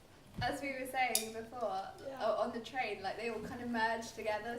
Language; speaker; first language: English; native; English